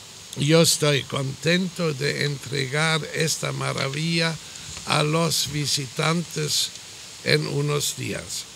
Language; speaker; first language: Spanish; non-native, fluent; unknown